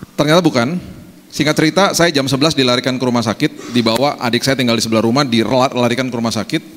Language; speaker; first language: Indonesian; native; Indonesian